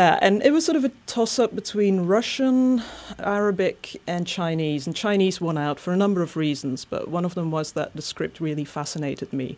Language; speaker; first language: English; non-native, fluent; Dutch